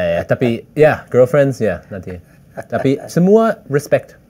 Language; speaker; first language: Indonesian; early bilingual, heritage; English